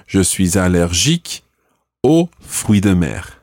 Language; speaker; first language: French; non-native, fluent; English